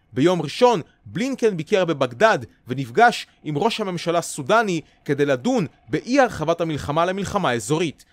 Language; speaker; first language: Hebrew; native; Hebrew